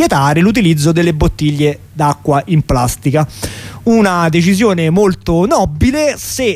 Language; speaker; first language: Italian; native; Italian